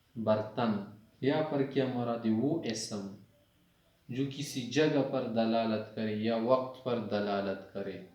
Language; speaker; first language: Urdu; non-native, local second language; Pashto